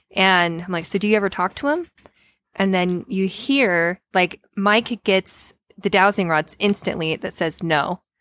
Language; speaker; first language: English; native; English